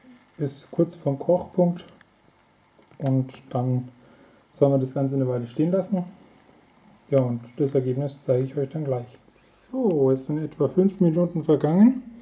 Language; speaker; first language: German; native; German